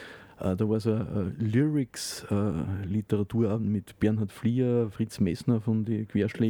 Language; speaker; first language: German; native; German